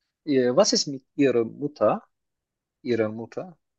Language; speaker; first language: German; non-native, learner; Turkish